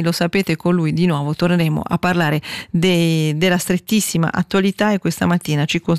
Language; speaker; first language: Italian; native; Italian